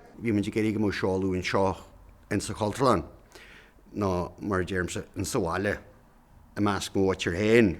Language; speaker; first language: Irish; native; Irish